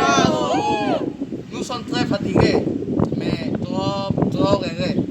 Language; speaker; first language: French; non-native, learner; Spanish